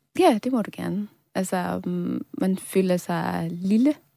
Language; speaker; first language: Danish; non-native, fluent; Swahili